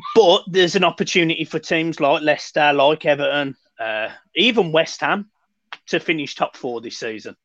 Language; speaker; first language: English; native; English